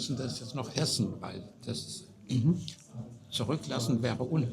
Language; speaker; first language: German; native; German